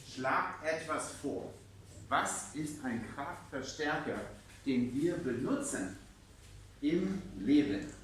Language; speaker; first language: German; non-native, fluent; English